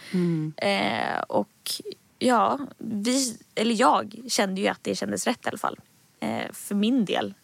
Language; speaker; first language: Swedish; native; Swedish